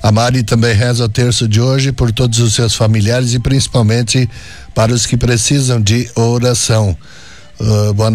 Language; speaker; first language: Portuguese; native; Portuguese